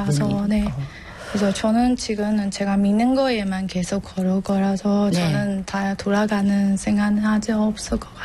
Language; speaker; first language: Korean; non-native, learner; Burmese